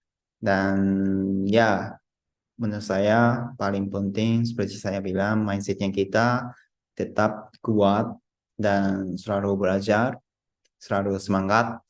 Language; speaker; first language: Indonesian; non-native, fluent; Japanese